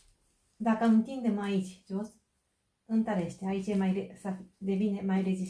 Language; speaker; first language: Romanian; non-native, fluent; Japanese